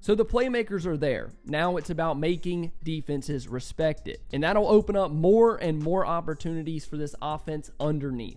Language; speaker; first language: English; native; English